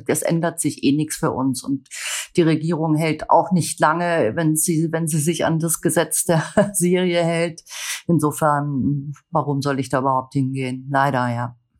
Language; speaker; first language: German; native; German